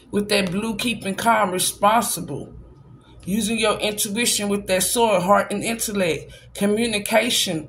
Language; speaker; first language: English; native; English